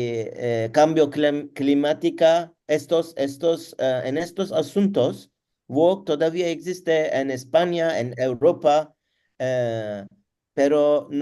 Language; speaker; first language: Spanish; non-native, learner; Turkish